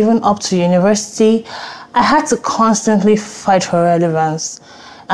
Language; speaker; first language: English; non-native, local second language; Yoruba